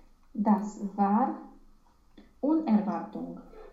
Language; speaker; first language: German; non-native, learner; Romanian